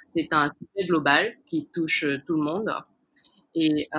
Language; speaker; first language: French; native; French